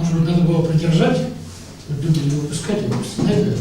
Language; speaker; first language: Russian; native; Russian